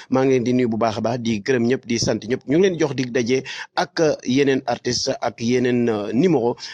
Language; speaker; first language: Wolof; non-native, local second language; Serer